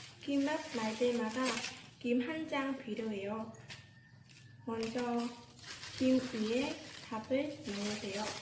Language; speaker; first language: Korean; non-native, learner; Vietnamese